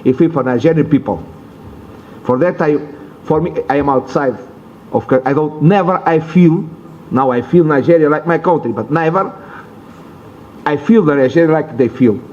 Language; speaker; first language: English; non-native, learner; Portuguese